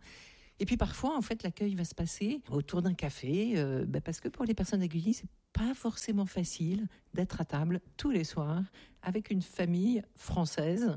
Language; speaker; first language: French; native; French